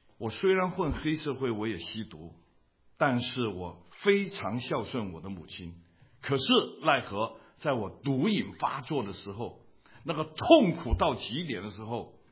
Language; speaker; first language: Chinese; non-native, local second language; Cantonese